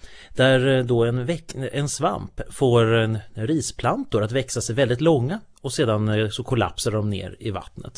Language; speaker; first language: Swedish; native; Swedish